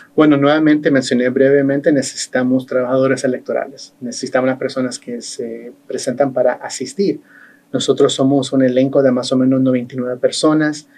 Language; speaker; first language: Spanish; early bilingual, heritage; Spanish